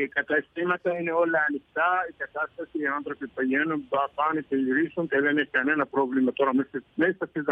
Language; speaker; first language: Greek; non-native, learner; Arabic